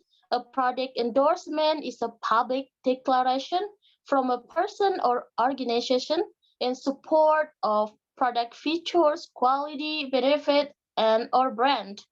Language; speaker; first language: English; non-native, learner; Indonesian